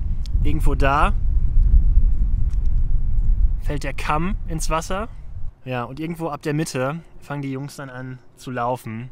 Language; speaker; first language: German; native; German